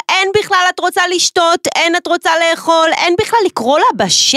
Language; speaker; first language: Hebrew; native; Hebrew